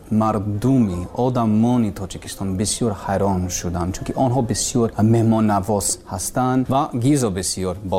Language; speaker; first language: Persian; non-native, learner; English